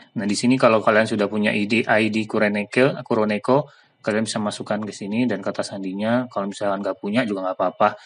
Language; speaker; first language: Indonesian; native; Indonesian